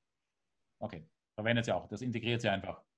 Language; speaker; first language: German; native; German